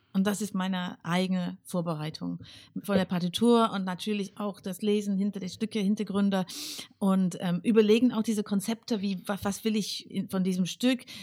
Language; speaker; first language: German; non-native, fluent; English